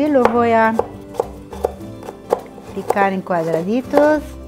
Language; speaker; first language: Spanish; non-native, fluent; Portuguese